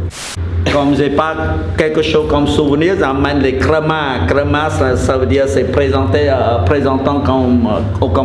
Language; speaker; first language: French; non-native, fluent; Khmer